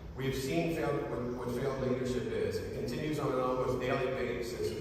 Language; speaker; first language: English; native; English